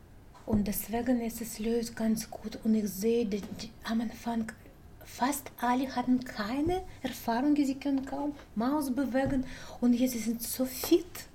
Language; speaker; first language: German; non-native, fluent; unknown